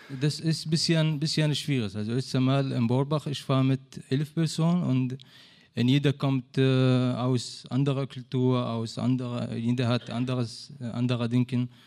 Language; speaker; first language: German; non-native, learner; Arabic